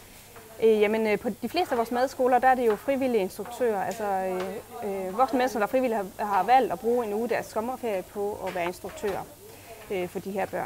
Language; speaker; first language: Danish; native; Danish